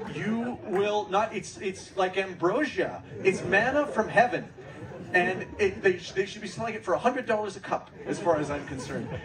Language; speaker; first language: English; native; English